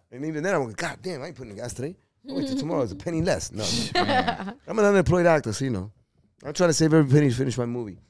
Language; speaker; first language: English; early bilingual, other home language; Spanish